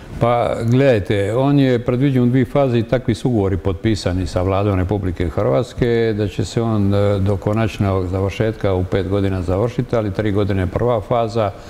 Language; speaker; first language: Croatian; native; Croatian